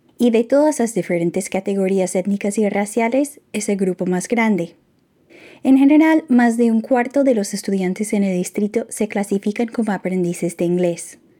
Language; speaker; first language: Spanish; non-native, fluent; English